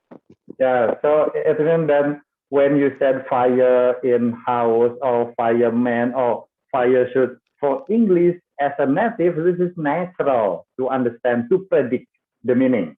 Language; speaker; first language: English; non-native, fluent; Indonesian